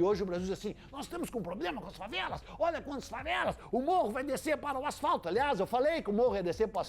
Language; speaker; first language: Portuguese; native; Portuguese